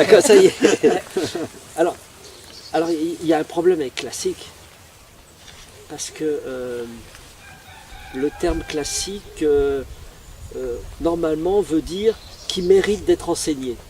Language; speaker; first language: French; native; French